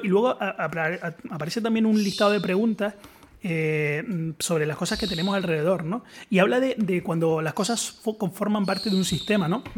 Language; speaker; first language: Spanish; native; Spanish